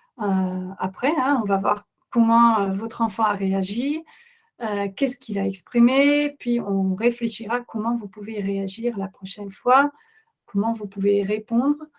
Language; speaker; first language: French; non-native, fluent; Dutch